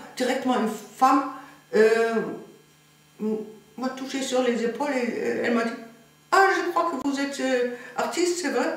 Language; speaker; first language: French; non-native, fluent; German